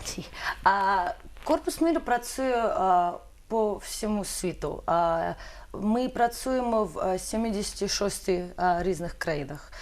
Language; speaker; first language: Ukrainian; non-native, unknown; Russian